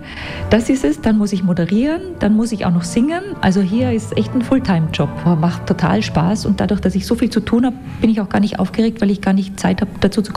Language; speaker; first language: German; native; German